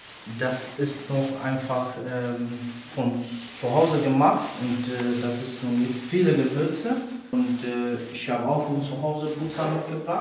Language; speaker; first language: German; non-native, learner; Tigrinya